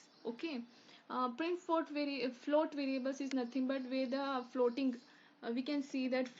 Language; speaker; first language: English; non-native, local second language; Hindi